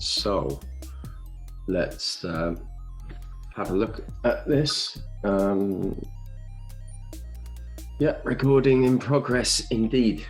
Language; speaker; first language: English; native; English